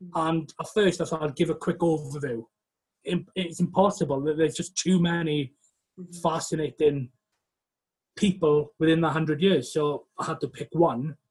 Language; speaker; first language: English; native; English